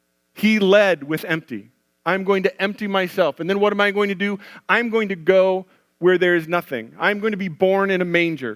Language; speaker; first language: English; native; English